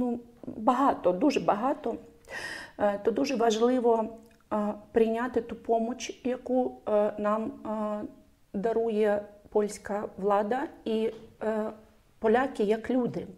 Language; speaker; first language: Ukrainian; non-native, local second language; Russian